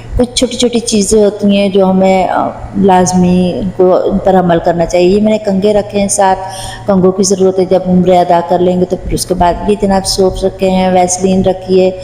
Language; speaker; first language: Urdu; non-native, local second language; Punjabi